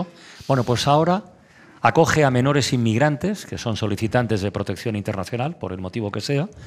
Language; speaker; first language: Spanish; native; Spanish